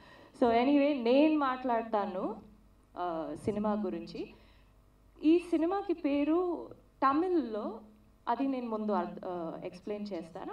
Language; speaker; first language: Telugu; non-native, learner; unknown